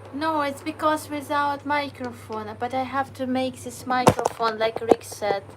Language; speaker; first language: English; non-native, learner; Ukrainian